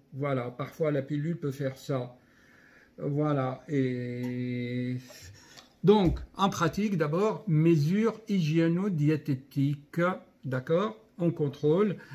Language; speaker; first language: French; native; French